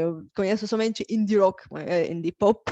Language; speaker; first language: Portuguese; non-native, learner; Bulgarian